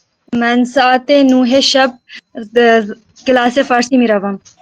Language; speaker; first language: Persian; non-native, learner; Urdu